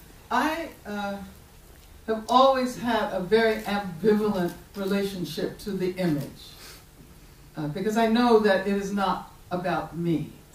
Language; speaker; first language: English; native; English